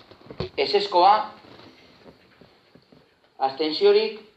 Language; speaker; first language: Basque; non-native, local second language; Spanish